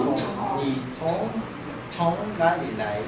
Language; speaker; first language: Chinese; non-native, learner; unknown